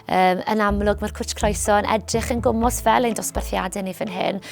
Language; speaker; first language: Welsh; native; Welsh